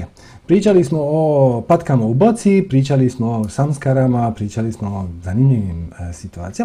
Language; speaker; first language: Croatian; native; Croatian